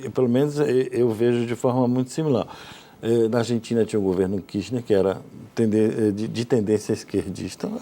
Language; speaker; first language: Portuguese; native; Portuguese